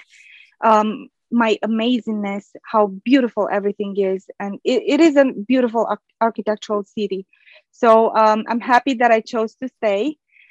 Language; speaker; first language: English; non-native, fluent; Romanian